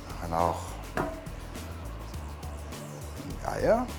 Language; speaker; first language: German; non-native, learner; French